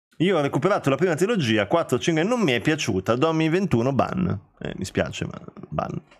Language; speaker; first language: Italian; early bilingual, other home language; Albanian